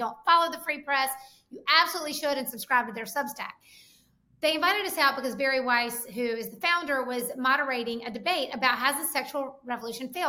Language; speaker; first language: English; native; English